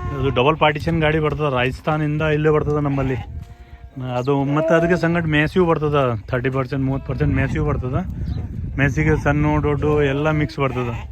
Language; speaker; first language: Kannada; non-native, local second language; Urdu